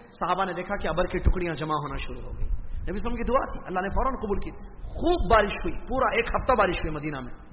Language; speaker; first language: Urdu; native; Urdu